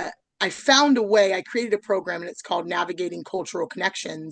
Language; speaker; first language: English; native; English